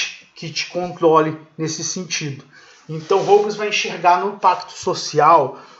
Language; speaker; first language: Portuguese; native; Portuguese